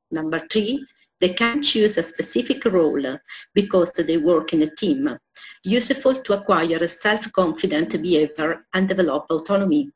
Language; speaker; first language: English; non-native, fluent; Italian